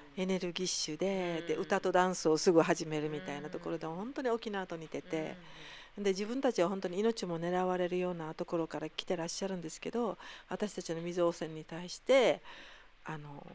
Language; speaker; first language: Japanese; native; Japanese